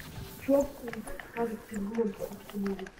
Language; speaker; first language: Turkish; early bilingual, heritage; Turkish